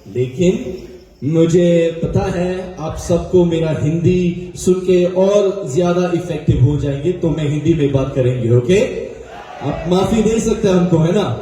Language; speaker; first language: Hindi; early bilingual, heritage; Hindi